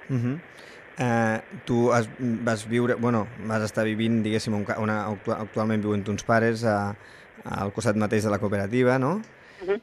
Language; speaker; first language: Catalan; native; Catalan